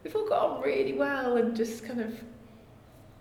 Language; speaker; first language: English; native; English